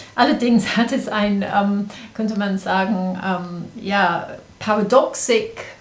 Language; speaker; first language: German; non-native, fluent; English